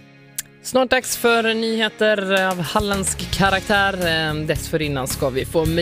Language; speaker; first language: Swedish; native; Swedish